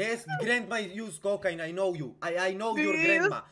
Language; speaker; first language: English; non-native, learner; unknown